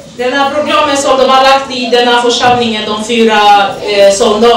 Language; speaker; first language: Swedish; non-native, learner; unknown